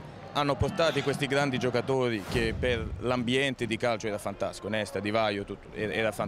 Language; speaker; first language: Italian; early bilingual, heritage; Italian